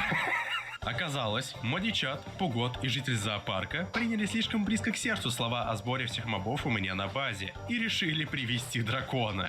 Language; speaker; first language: Russian; native; Russian